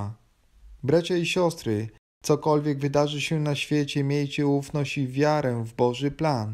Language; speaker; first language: Polish; native; Polish